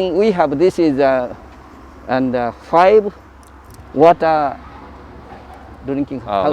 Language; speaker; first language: English; non-native, learner; Japanese